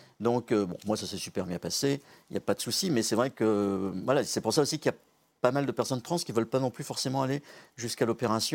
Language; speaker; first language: French; native; French